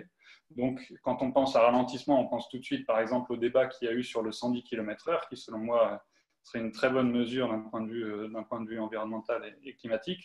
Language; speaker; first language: French; native; French